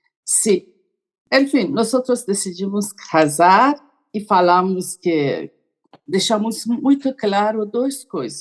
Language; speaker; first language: Portuguese; non-native, learner; Persian